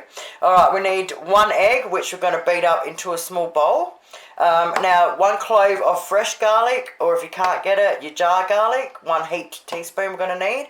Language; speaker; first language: English; native; English